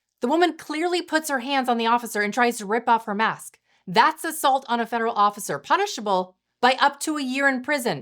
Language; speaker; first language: English; native; English